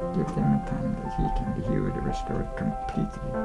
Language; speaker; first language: English; non-native, fluent; Japanese